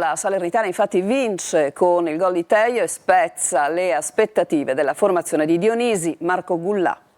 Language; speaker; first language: Italian; native; Italian